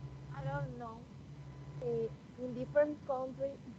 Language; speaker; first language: English; non-native, learner; Spanish